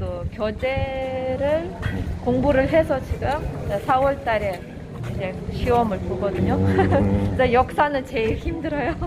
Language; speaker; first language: Korean; non-native, fluent; Kazakh